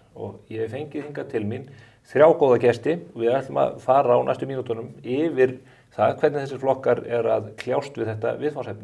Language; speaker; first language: Icelandic; native; Icelandic